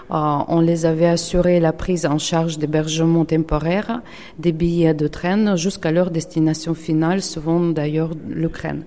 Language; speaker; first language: French; non-native, fluent; Ukrainian